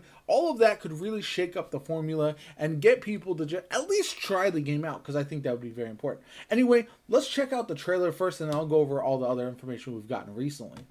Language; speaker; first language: English; native; English